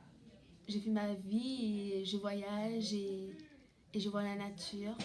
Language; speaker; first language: French; non-native, local second language; Réunion Creole French